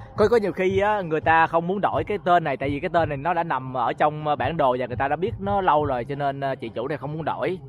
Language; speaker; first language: Vietnamese; native; Vietnamese